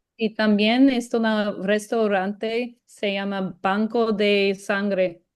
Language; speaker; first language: Spanish; non-native, learner; English